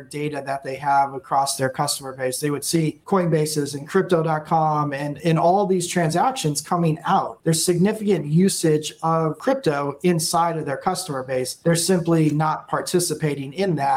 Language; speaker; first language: English; native; English